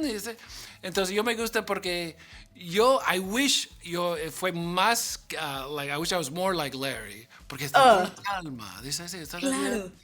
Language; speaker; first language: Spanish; non-native, learner; English